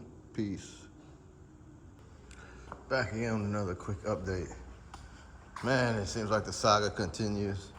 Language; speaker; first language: English; native; English